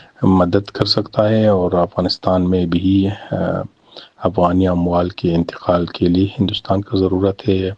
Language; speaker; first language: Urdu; non-native, learner; Pashto